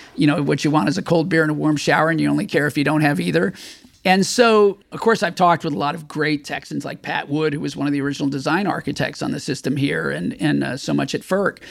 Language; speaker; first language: English; native; English